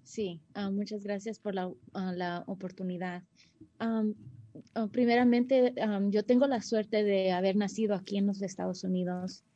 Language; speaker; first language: Spanish; early bilingual, heritage; Spanish